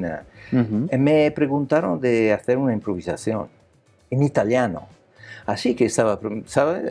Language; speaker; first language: Spanish; non-native, learner; Italian